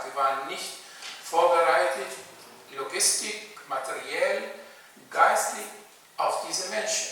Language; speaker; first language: German; non-native, fluent; Arabic